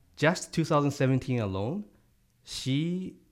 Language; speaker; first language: English; non-native, fluent; Japanese